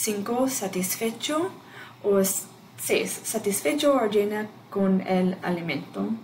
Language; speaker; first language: Spanish; non-native, learner; English